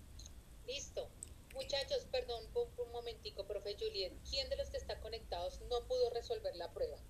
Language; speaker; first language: Spanish; native; Spanish